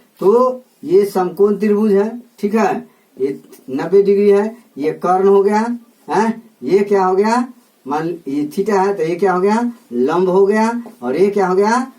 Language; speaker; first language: Hindi; native; Hindi